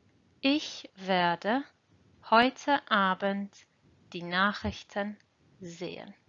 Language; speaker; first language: German; non-native, fluent; English